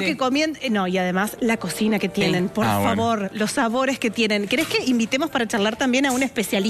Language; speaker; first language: Spanish; native; Spanish